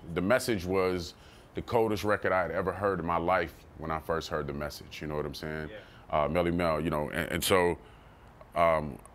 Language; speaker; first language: English; native; English